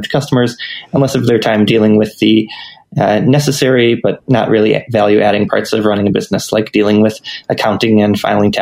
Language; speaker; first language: English; native; English